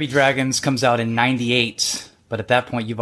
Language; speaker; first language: English; native; English